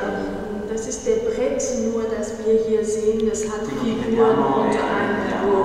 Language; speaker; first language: German; non-native, fluent; Persian